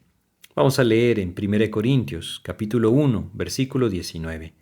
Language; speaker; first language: Spanish; native; Spanish